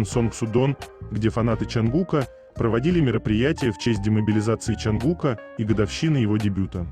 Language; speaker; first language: Russian; native; Russian